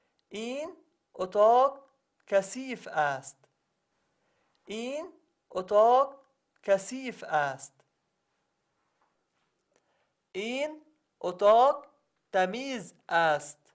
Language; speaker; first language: Persian; non-native, learner; Arabic